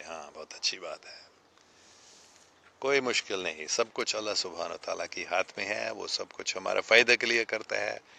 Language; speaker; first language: Hindi; non-native, fluent; English